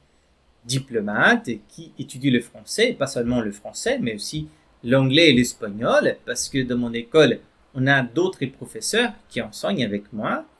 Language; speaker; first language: French; non-native, fluent; Portuguese